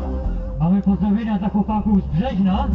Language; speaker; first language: Polish; native; Polish